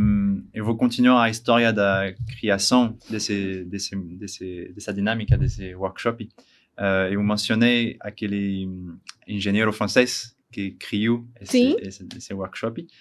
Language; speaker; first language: Portuguese; non-native, learner; French